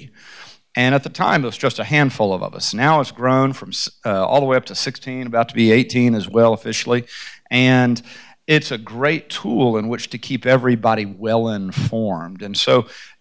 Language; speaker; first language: English; native; English